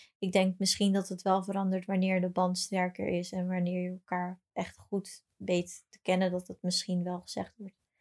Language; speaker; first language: Dutch; early bilingual, other home language; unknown